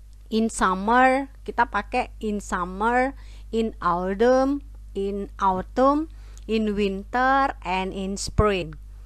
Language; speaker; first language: English; non-native, fluent; Indonesian